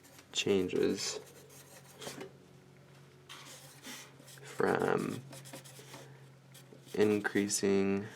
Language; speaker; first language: English; native; English